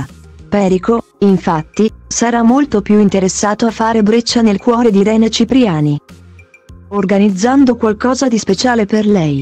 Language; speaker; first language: Italian; native; Italian